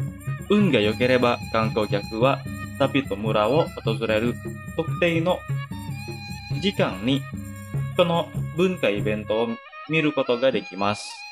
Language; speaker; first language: Japanese; non-native, fluent; Indonesian